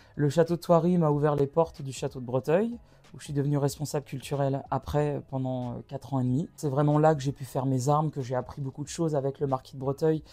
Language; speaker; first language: French; native; French